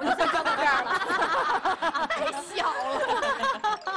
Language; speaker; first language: Chinese; native; Chinese